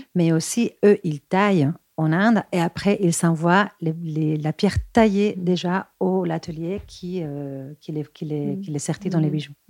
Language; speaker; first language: French; non-native, fluent; Spanish